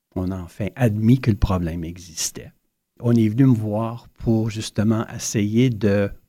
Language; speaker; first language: French; native; French